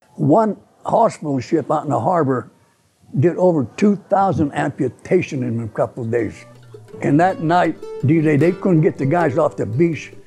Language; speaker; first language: English; early bilingual, other home language; Italian